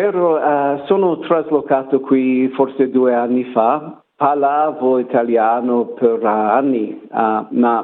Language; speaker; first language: Italian; non-native, learner; English